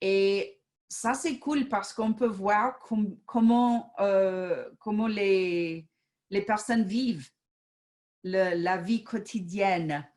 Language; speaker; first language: French; non-native, fluent; English